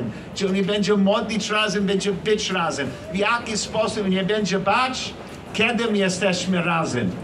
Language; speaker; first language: Polish; non-native, learner; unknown